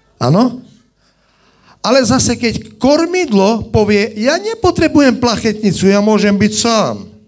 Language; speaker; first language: Slovak; native; Slovak